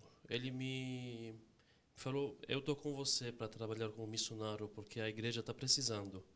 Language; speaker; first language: Portuguese; non-native, fluent; Arabic